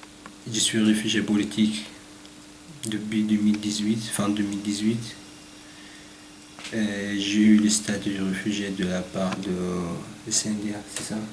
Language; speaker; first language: French; non-native, learner; Arabic